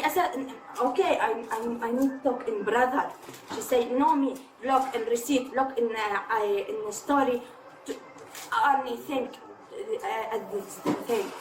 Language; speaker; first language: English; non-native, learner; Arabic